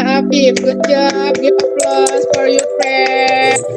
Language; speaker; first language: English; non-native, fluent; Indonesian